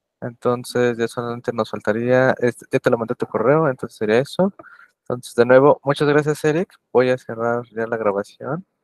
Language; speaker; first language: Spanish; native; Spanish